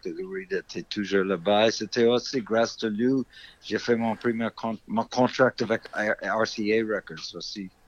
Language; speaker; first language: French; non-native, fluent; English